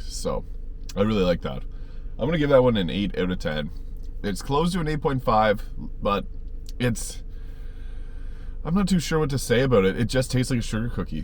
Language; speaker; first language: English; native; English